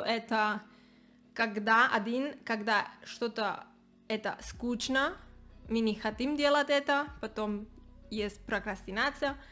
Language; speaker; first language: Russian; non-native, learner; Spanish